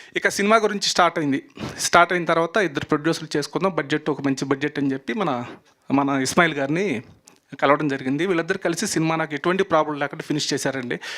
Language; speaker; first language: Telugu; native; Telugu